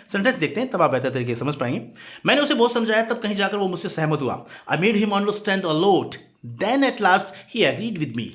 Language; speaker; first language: Hindi; native; Hindi